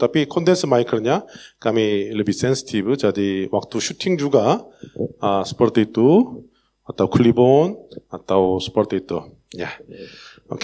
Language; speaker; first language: Indonesian; non-native, learner; Korean